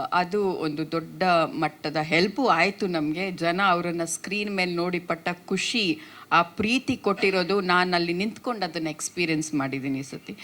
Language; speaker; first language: Kannada; non-native, local second language; Tulu